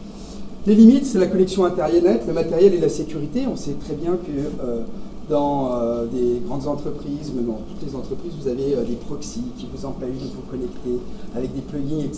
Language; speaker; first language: French; native; French